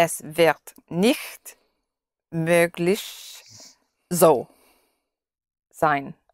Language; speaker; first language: German; non-native, learner; English